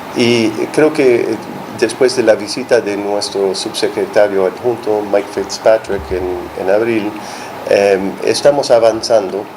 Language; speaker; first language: Spanish; non-native, fluent; English